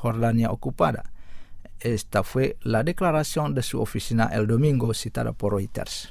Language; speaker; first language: Spanish; non-native, fluent; Indonesian